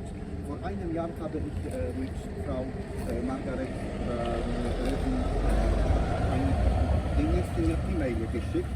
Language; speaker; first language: German; non-native, learner; Polish